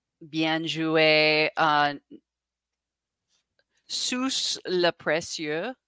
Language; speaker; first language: French; non-native, learner; English